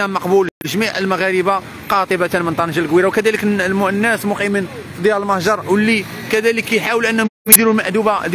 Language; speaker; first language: Arabic; native; Arabic